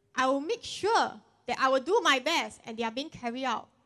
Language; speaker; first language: English; non-native, local second language; Chinese